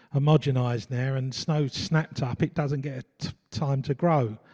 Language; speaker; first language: English; native; English